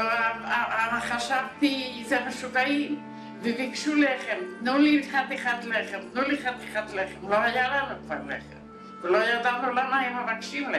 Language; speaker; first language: Hebrew; non-native, fluent; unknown